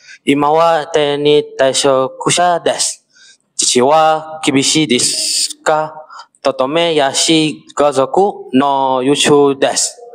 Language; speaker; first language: Japanese; non-native, learner; Malay